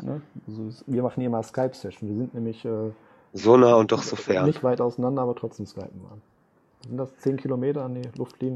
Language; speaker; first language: German; native; German